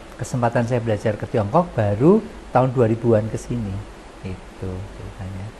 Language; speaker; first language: Indonesian; non-native, local second language; Javanese